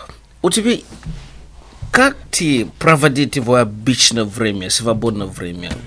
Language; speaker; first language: Russian; non-native, learner; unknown